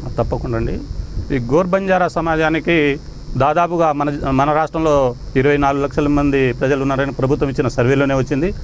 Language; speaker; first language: Telugu; non-native, local second language; Lambadi